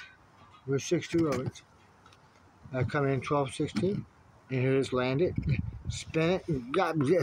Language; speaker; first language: English; native; English